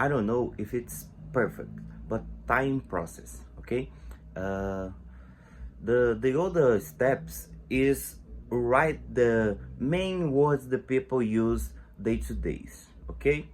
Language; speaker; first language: English; non-native, learner; Portuguese